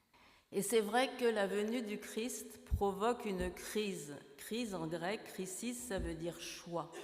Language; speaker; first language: French; native; French